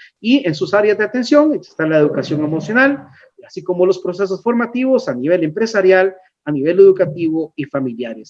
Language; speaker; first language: Spanish; native; Spanish